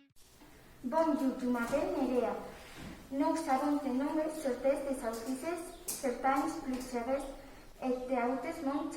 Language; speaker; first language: French; non-native, learner; Spanish